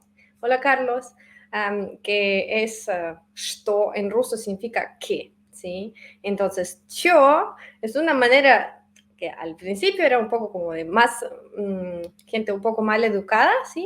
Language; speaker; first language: Spanish; non-native, fluent; Russian